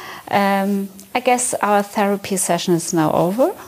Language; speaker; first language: English; non-native, fluent; German